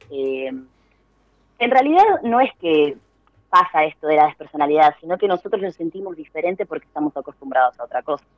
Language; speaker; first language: Spanish; native; Spanish